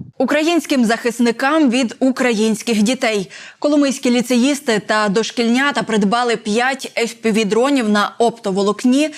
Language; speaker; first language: Ukrainian; native; Ukrainian